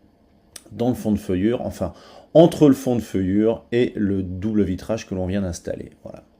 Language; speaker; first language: French; native; French